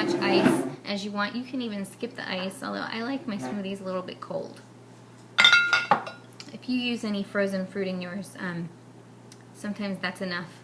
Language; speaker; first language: English; native; English